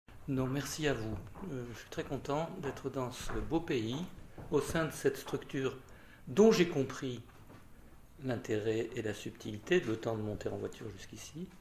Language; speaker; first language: French; native; French